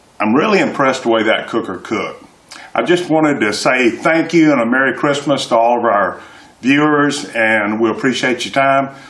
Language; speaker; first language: English; native; English